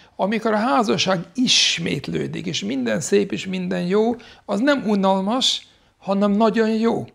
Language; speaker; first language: Hungarian; non-native, fluent; English